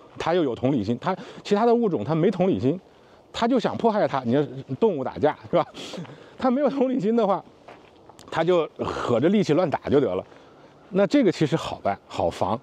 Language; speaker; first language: Chinese; native; Chinese